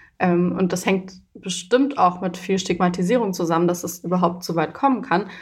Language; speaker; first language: German; early bilingual, other home language; Persian